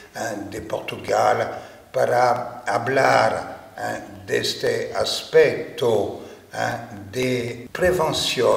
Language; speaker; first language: Spanish; non-native, fluent; French